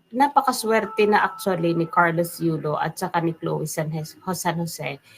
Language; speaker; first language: Filipino; non-native, local second language; Waray